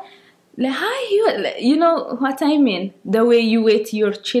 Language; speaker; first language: English; non-native, learner; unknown